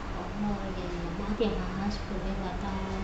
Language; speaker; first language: Indonesian; native; Indonesian